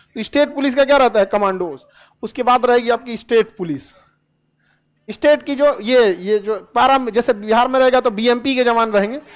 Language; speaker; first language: Hindi; native; Hindi